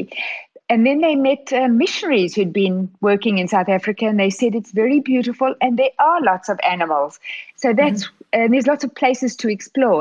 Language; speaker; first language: English; native; English